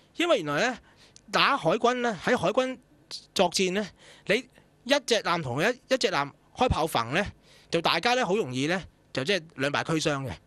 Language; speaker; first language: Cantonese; native; Cantonese